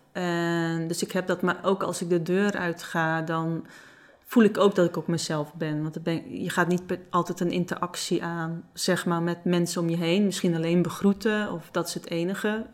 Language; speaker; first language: Dutch; non-native, local second language; Western Frisian